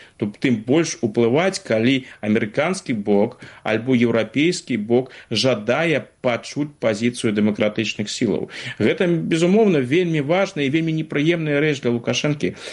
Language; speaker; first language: Belarusian; non-native, local second language; Russian